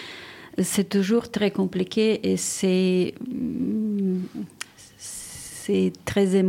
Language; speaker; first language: French; non-native, fluent; Ukrainian